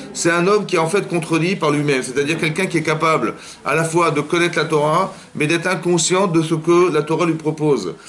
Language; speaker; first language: French; native; French